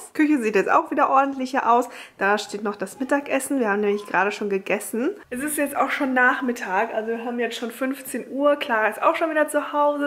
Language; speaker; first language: German; native; German